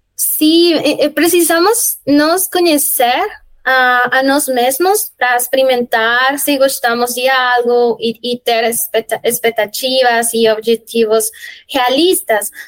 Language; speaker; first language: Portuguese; non-native, fluent; Spanish